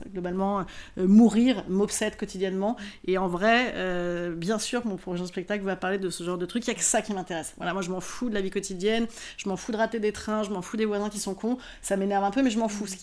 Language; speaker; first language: French; native; French